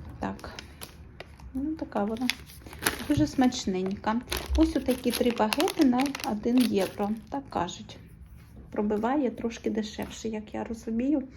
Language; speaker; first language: Ukrainian; native; Ukrainian